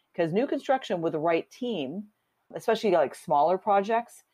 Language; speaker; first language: English; native; English